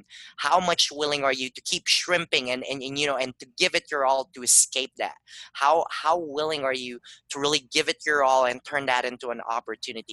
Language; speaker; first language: English; non-native, local second language; Filipino